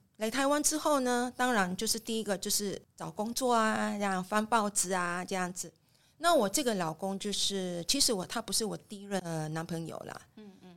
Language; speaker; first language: Chinese; non-native, fluent; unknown